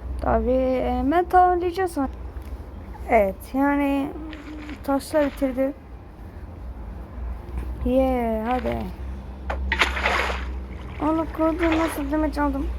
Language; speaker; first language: Turkish; early bilingual, other home language; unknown